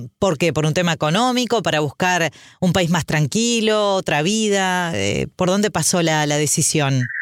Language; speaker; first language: Spanish; native; Spanish